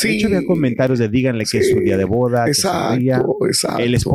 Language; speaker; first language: Spanish; native; Spanish